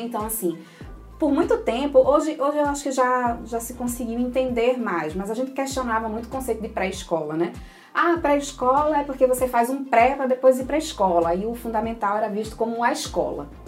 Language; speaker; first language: Portuguese; native; Portuguese